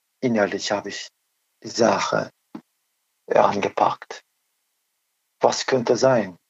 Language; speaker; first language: German; non-native, learner; Turkish